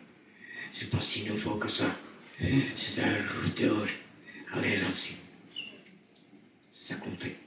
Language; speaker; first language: French; non-native, fluent; Dutch